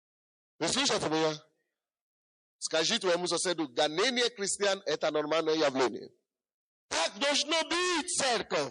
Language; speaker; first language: Russian; non-native, fluent; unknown